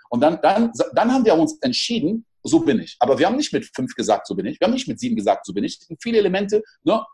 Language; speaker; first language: German; early bilingual, other home language; French